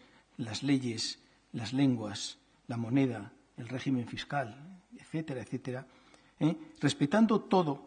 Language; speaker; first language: Spanish; native; Spanish